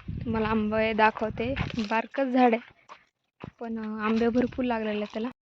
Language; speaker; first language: Marathi; non-native, local second language; Lambadi